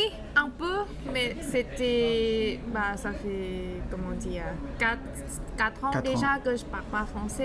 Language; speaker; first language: French; non-native, learner; Thai